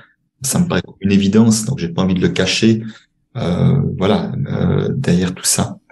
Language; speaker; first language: French; native; French